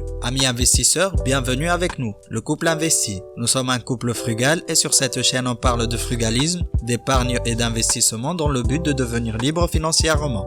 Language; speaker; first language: French; native; French